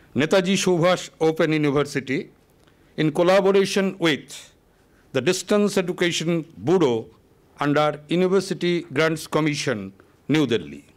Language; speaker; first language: English; non-native, local second language; Bangla